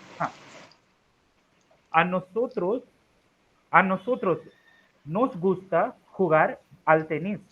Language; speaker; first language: Spanish; non-native, fluent; Hindi